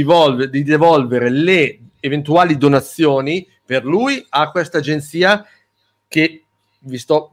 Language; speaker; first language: Italian; native; Italian